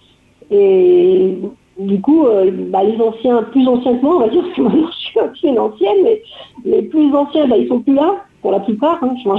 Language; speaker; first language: French; native; French